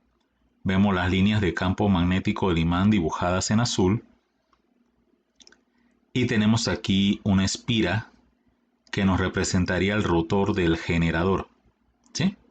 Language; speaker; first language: Spanish; native; Spanish